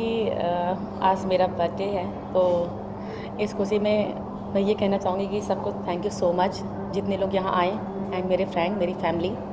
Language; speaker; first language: Hindi; native; Hindi